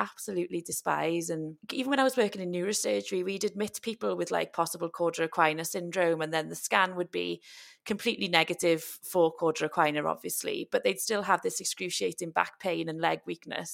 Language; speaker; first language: English; native; English